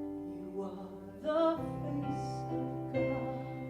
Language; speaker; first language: English; native; English